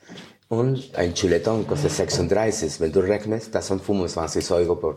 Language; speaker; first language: German; non-native, fluent; Spanish